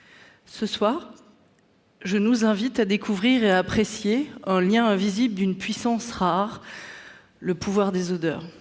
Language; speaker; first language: French; native; French